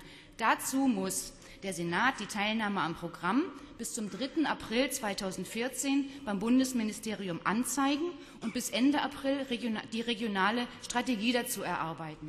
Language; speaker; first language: German; native; German